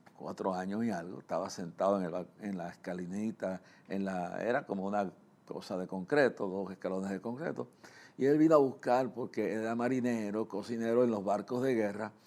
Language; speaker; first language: Spanish; native; Spanish